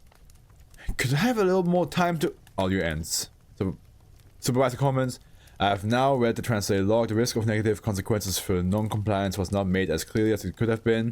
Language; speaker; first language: English; non-native, fluent; German